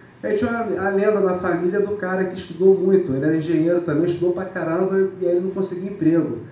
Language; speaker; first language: Portuguese; native; Portuguese